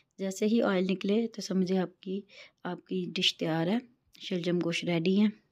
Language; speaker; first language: Urdu; non-native, local second language; Punjabi